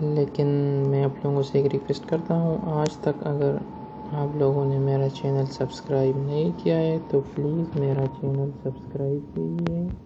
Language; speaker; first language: Urdu; non-native, local second language; Punjabi